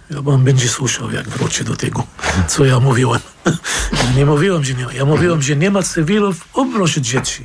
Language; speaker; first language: Polish; non-native, fluent; Arabic